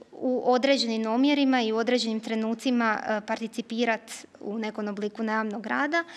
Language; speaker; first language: Croatian; native; Croatian